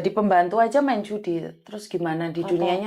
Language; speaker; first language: Malay; native; Malay